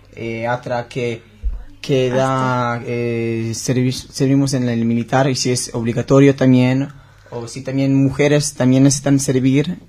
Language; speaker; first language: Spanish; non-native, learner; Hebrew